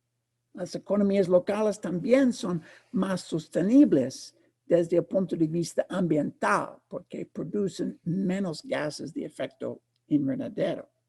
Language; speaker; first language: Spanish; non-native, fluent; English